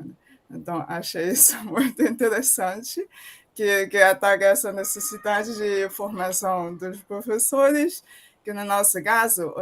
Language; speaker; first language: Portuguese; non-native, fluent; Chinese